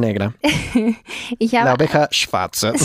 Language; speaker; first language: German; non-native, learner; Spanish